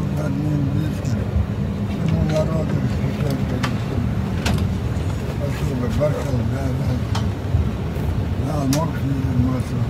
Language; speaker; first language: Russian; non-native, local second language; Chechen